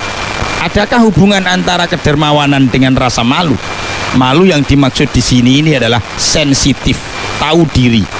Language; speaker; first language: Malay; non-native, local second language; Javanese